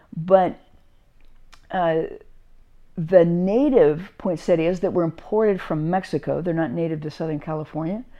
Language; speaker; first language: English; native; English